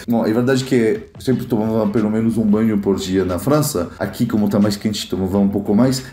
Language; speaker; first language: Portuguese; non-native, fluent; French